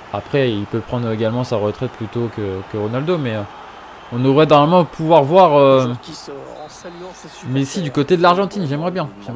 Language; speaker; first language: French; native; French